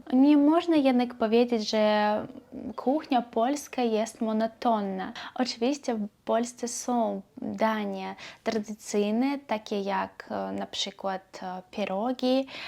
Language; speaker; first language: Polish; non-native, learner; Belarusian